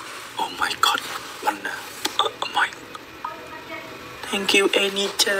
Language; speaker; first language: English; non-native, learner; Vietnamese